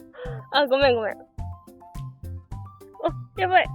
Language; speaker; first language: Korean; non-native, fluent; Japanese